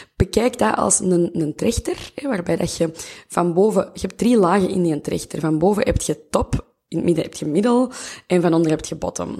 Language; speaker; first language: Dutch; native; Dutch